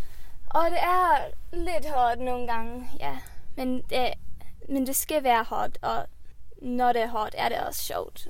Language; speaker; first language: Danish; early bilingual, heritage; Swedish